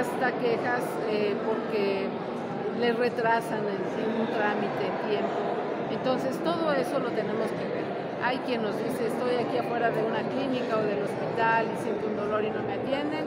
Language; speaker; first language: Spanish; native; Spanish